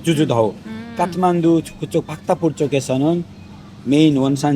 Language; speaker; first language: Korean; non-native, fluent; Nepali